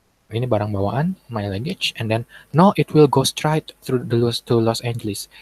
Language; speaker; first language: English; non-native, fluent; Indonesian